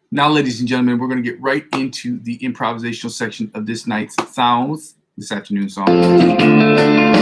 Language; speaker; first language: English; native; English